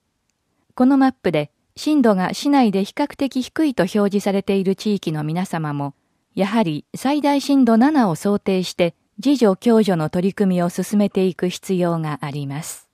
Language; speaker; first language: Japanese; native; Japanese